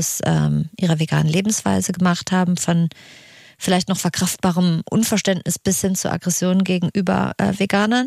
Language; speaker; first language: German; native; German